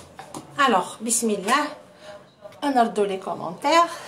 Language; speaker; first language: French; non-native, local second language; Arabic